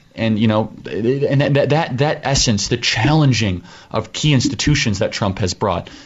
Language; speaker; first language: English; native; English